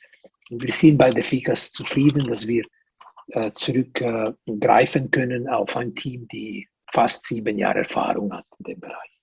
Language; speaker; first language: German; non-native, local second language; Italian